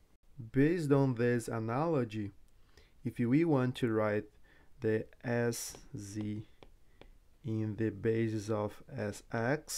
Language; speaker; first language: English; non-native, fluent; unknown